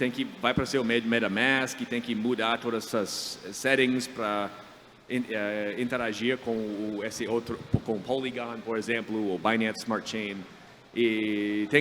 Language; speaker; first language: Portuguese; non-native, fluent; English